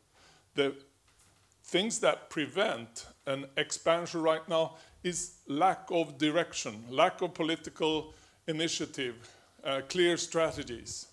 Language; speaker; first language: English; non-native, fluent; Swedish